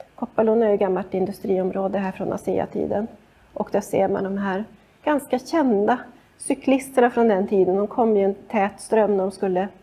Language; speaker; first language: Swedish; native; Swedish